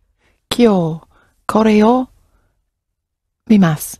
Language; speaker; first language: Japanese; non-native, learner; English